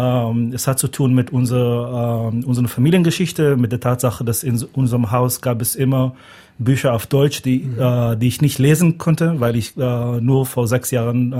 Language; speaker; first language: German; non-native, fluent; Hebrew